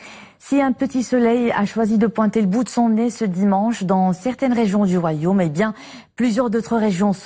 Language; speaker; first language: French; non-native, local second language; Arabic